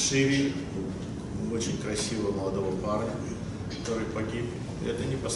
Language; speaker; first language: Russian; early bilingual, other home language; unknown